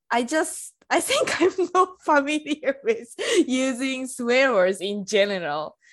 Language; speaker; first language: English; non-native, fluent; Japanese